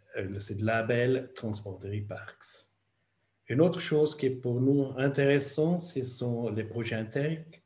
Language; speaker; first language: French; non-native, fluent; German